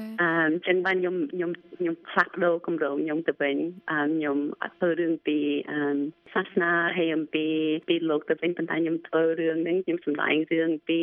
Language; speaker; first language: Khmer; early bilingual, heritage; Khmer